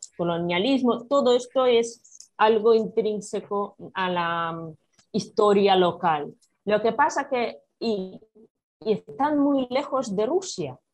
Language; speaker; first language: Spanish; non-native, fluent; Ukrainian